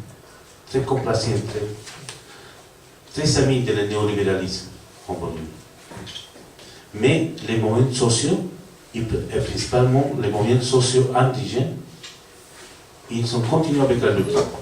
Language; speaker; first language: French; non-native, learner; Spanish